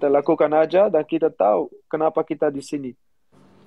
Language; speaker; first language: Indonesian; non-native, learner; Dutch